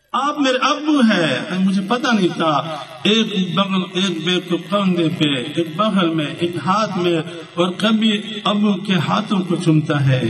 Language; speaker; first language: Urdu; non-native, local second language; Pashto